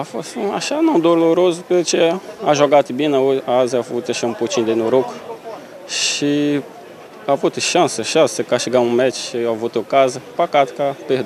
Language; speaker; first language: Romanian; non-native, learner; Spanish